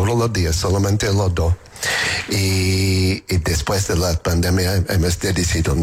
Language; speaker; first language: Spanish; non-native, learner; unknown